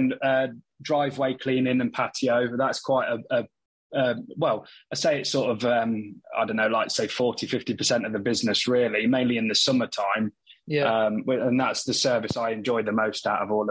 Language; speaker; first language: English; native; English